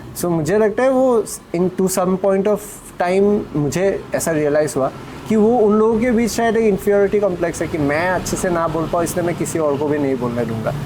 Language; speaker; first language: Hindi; non-native, local second language; Assamese